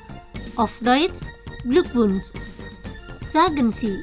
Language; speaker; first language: German; non-native, learner; Indonesian